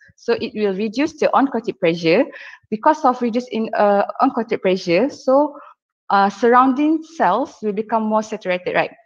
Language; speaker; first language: English; non-native, local second language; Malay